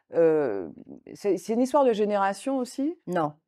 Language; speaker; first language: French; native; French